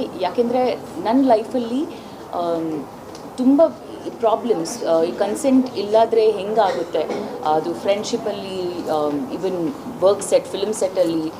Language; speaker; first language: Kannada; non-native, fluent; Malayalam